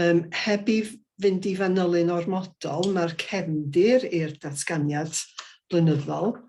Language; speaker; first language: Welsh; native; Welsh